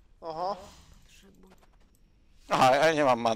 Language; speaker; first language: Polish; native; Polish